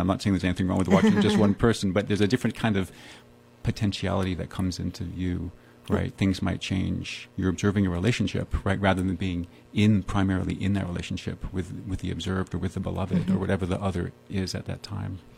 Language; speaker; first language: English; native; English